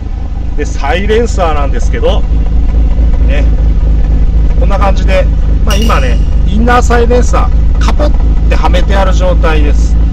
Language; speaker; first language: Japanese; native; Japanese